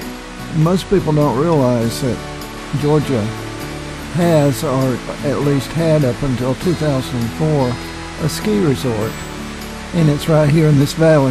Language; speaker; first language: English; native; English